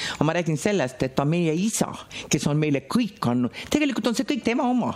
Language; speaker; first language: Estonian; native; Estonian